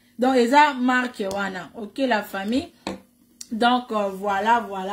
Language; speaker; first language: French; non-native, local second language; Lingala